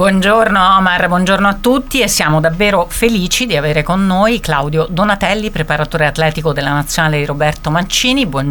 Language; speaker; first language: Italian; native; Italian